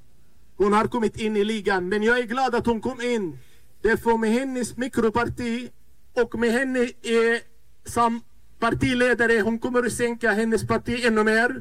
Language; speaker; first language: Swedish; non-native, fluent; Arabic